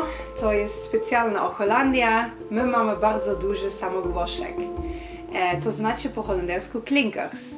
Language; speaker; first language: Polish; non-native, learner; Dutch